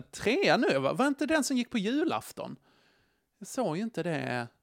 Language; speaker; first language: Swedish; native; Swedish